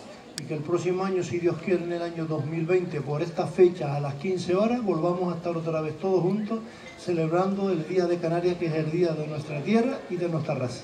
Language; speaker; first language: Spanish; native; Spanish